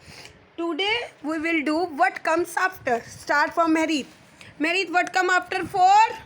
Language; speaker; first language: English; non-native, local second language; Hindi